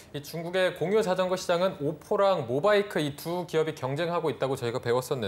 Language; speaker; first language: Korean; native; Korean